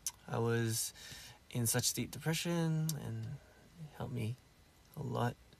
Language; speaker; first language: English; early bilingual, other home language; Korean